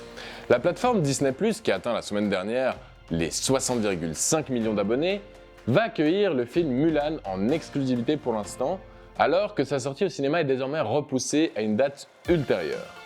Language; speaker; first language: French; native; French